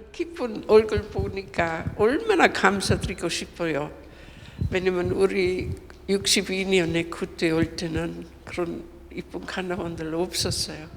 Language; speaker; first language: Korean; non-native, fluent; German